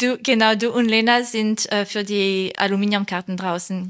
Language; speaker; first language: German; non-native, fluent; French